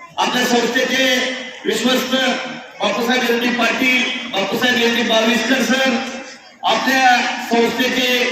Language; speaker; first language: Marathi; native; Marathi